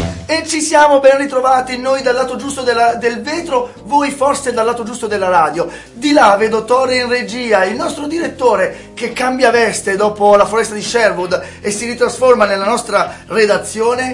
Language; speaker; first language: Italian; native; Italian